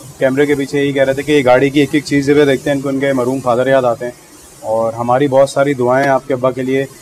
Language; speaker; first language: Urdu; native; Urdu